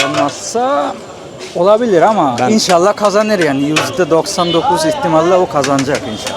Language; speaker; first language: Turkish; non-native, fluent; Bangla